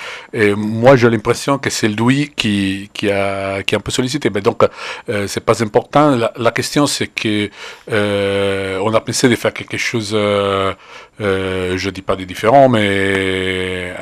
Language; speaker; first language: French; non-native, fluent; Italian